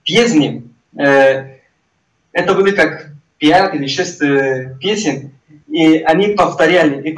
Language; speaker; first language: Russian; non-native, fluent; Spanish